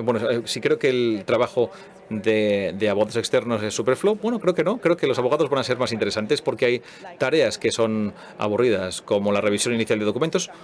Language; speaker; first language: Spanish; non-native, fluent; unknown